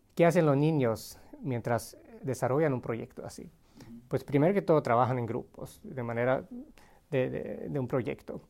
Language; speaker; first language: Spanish; non-native, fluent; Swedish